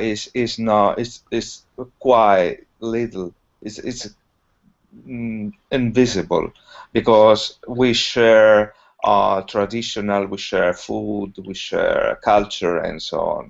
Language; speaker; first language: English; non-native, learner; Italian